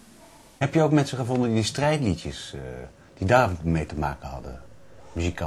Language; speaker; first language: Dutch; native; Dutch